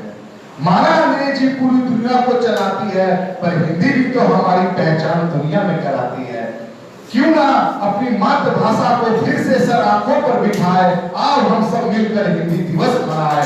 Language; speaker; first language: Hindi; native; Hindi